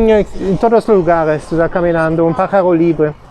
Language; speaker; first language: Spanish; non-native, learner; German